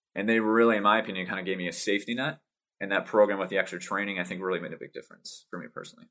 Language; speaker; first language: English; native; English